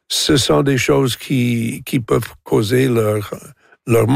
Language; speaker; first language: French; non-native, local second language; English